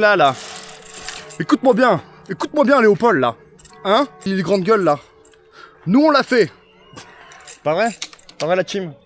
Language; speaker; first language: French; native; French